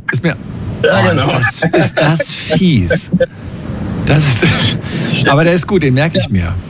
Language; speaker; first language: German; native; German